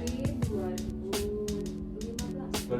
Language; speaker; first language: Indonesian; non-native, fluent; English